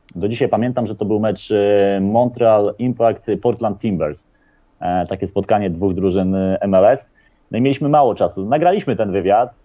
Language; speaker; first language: Polish; native; Polish